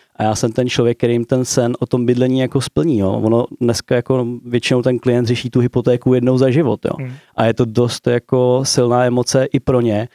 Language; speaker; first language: Czech; native; Czech